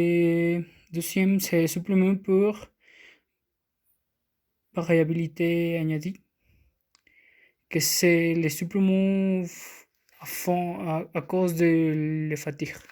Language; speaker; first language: French; non-native, learner; Spanish